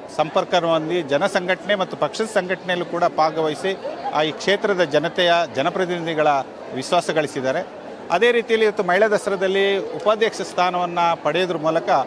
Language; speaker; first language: Kannada; non-native, local second language; Kodava